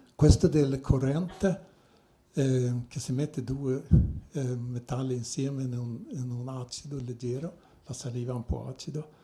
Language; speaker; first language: Italian; non-native, learner; Swedish